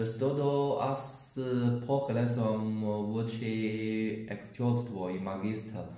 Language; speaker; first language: Bulgarian; non-native, learner; Chinese